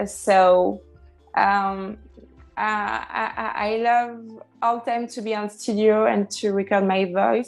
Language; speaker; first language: English; non-native, fluent; French